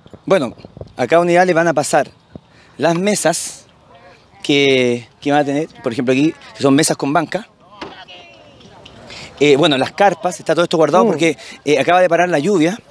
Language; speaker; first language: Spanish; native; Spanish